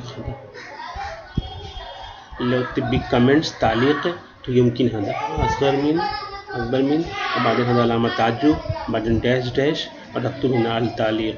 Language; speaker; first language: Arabic; non-native, learner; Urdu